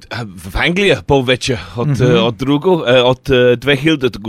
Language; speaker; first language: Bulgarian; non-native, learner; English